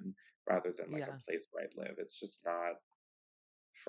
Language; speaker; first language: English; native; English